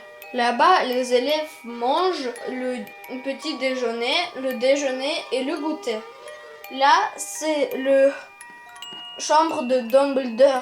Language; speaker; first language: French; non-native, learner; Russian